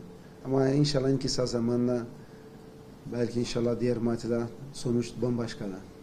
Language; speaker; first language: Turkish; non-native, learner; Portuguese